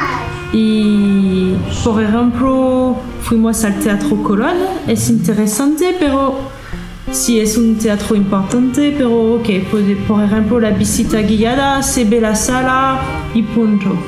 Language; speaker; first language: Spanish; non-native, learner; French